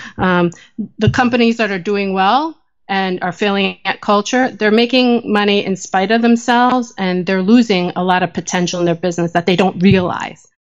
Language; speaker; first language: English; early bilingual, other home language; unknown